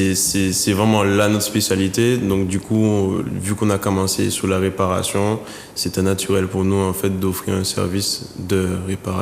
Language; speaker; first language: French; native; French